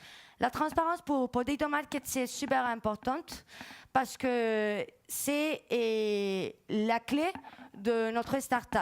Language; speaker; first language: French; non-native, fluent; Spanish